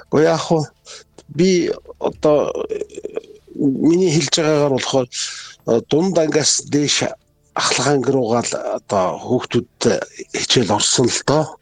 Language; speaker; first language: Mongolian; native; Mongolian